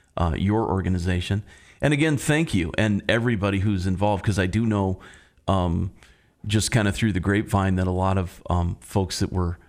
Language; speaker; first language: English; native; English